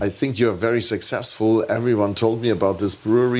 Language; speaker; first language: English; non-native, fluent; German